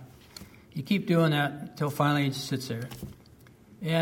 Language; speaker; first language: English; early bilingual, other home language; French